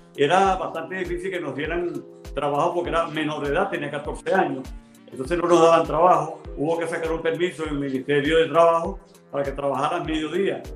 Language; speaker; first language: Spanish; native; Spanish